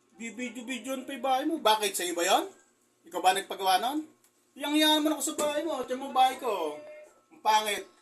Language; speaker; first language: Filipino; native; Filipino